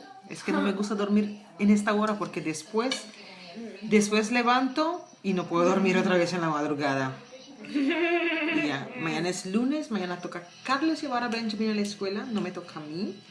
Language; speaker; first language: Spanish; non-native, fluent; Papiamento